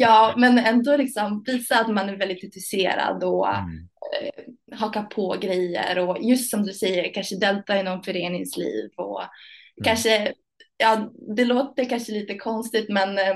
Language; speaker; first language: Swedish; early bilingual, other home language; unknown